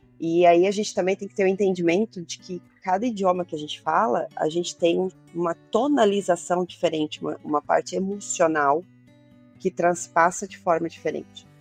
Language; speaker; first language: Portuguese; native; Portuguese